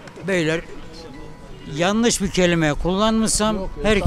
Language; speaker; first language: Turkish; native; Turkish